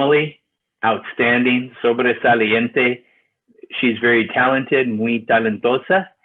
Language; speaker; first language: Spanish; non-native, learner; English